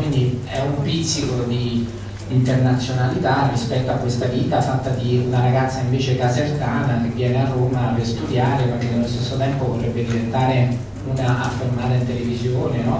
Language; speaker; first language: Italian; native; Italian